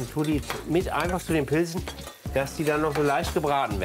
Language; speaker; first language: German; native; German